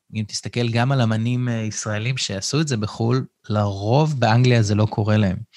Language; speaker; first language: Hebrew; native; Hebrew